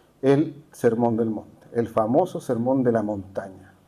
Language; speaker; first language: Spanish; native; Spanish